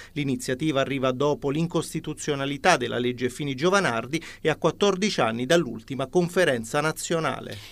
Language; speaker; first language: Italian; native; Italian